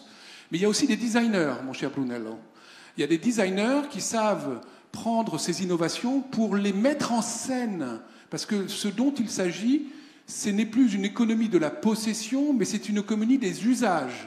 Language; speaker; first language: French; native; French